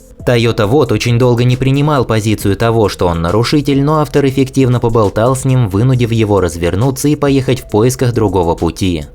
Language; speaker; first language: Russian; native; Russian